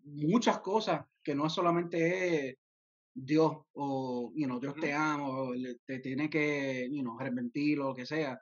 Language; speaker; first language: Spanish; early bilingual, heritage; Spanish